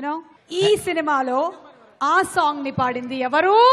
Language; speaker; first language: Telugu; native; Telugu